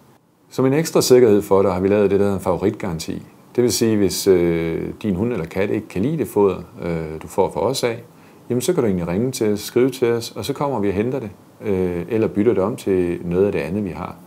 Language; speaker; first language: Danish; native; Danish